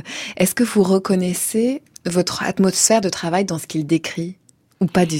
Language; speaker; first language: French; native; French